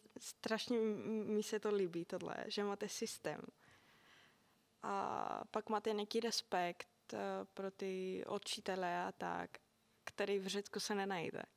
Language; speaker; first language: Czech; non-native, fluent; Greek